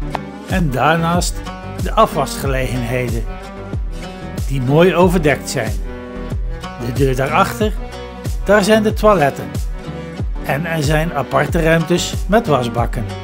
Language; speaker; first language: Dutch; native; Dutch